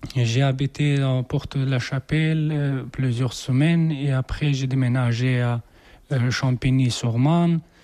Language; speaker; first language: French; non-native, learner; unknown